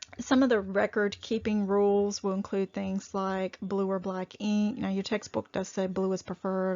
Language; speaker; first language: English; native; English